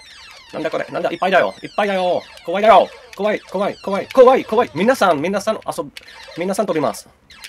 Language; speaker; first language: Japanese; non-native, learner; Czech